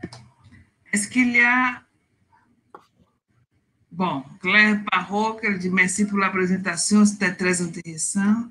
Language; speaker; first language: French; non-native, fluent; Portuguese